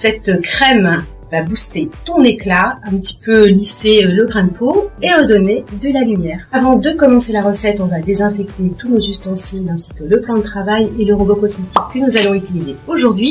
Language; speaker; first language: French; native; French